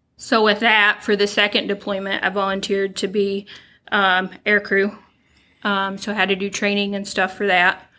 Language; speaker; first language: English; native; English